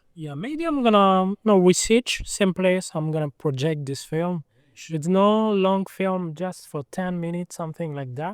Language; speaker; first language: English; non-native, learner; Lingala